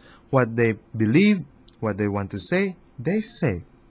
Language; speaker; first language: English; non-native, fluent; Chinese